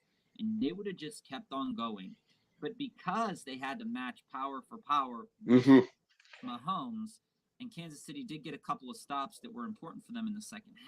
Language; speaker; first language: English; native; English